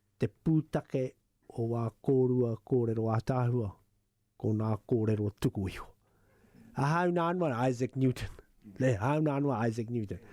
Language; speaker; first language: Māori; native; Māori